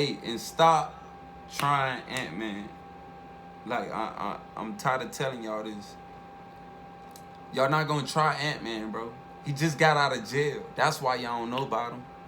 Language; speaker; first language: English; native; English